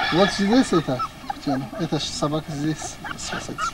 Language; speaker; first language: Russian; non-native, local second language; Tajik